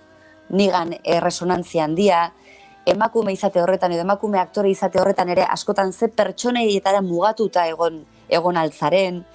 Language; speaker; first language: Basque; native; Basque